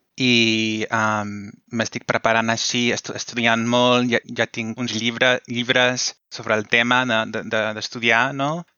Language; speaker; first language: Catalan; non-native, fluent; English